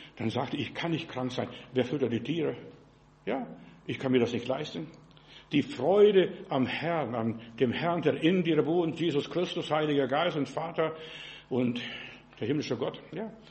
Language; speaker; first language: German; non-native, fluent; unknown